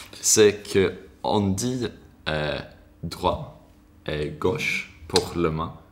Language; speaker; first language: French; non-native, learner; Swedish